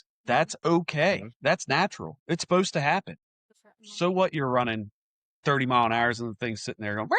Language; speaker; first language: English; native; English